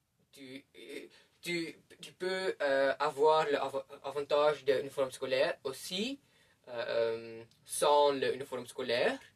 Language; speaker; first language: French; non-native, learner; Dutch